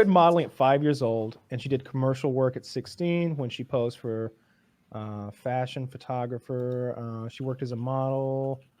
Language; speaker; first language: English; native; English